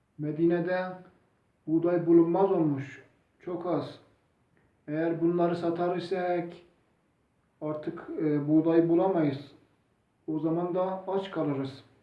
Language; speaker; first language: Turkish; non-native, local second language; Zaza